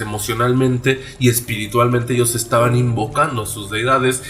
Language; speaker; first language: Spanish; native; Spanish